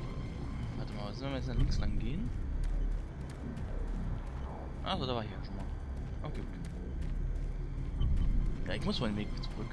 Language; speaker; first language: German; native; German